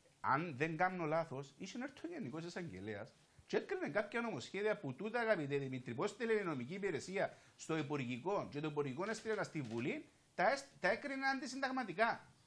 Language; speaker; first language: Greek; native; Greek